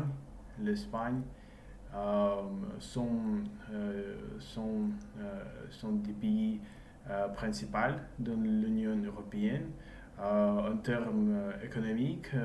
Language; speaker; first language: French; non-native, learner; English